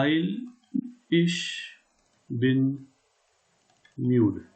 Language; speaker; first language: German; non-native, fluent; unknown